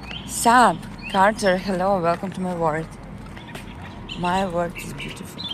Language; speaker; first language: English; non-native, learner; Russian